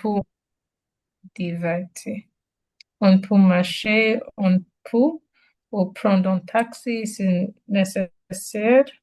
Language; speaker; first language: French; non-native, learner; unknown